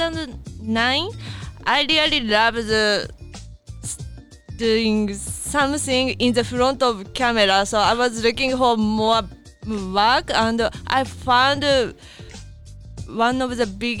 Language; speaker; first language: English; non-native, learner; Japanese